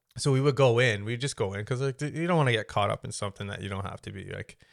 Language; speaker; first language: English; native; English